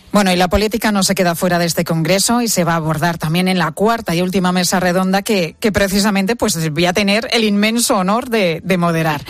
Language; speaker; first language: Spanish; native; Spanish